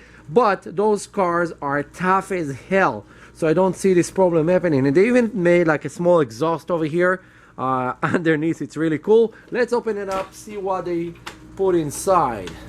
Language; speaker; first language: English; non-native, fluent; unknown